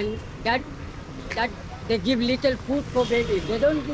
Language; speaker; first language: English; non-native, learner; Hindi